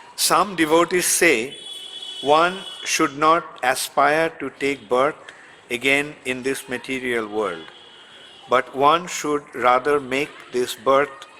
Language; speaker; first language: English; non-native, local second language; Bangla